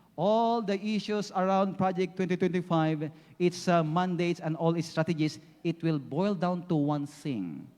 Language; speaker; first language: English; non-native, local second language; Filipino